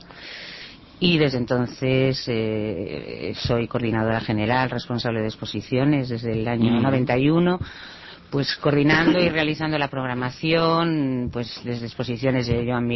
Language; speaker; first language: Spanish; early bilingual, heritage; Spanish